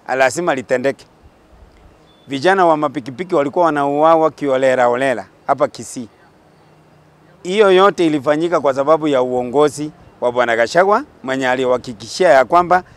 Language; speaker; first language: Swahili; non-native, local second language; Gusii